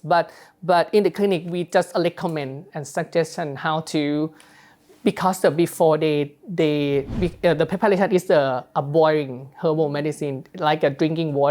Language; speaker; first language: English; non-native, learner; Thai